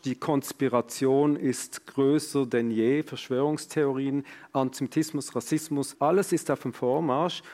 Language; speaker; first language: German; native; German